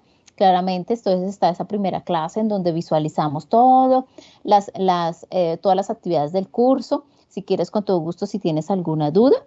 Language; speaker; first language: Spanish; native; Spanish